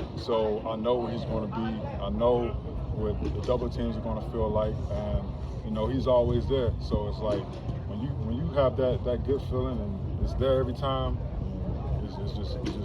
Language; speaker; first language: English; native; English